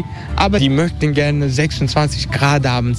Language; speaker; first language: German; non-native, learner; Turkish